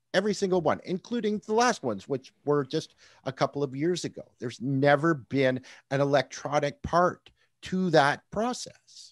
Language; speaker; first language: English; native; English